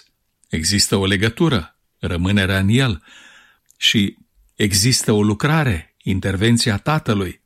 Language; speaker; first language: Romanian; native; Romanian